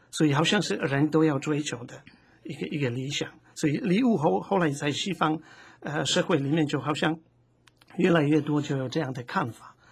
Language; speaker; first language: Chinese; non-native, fluent; Polish